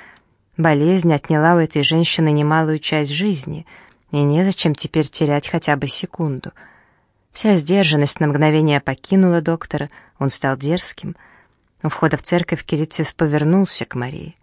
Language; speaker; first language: Russian; native; Russian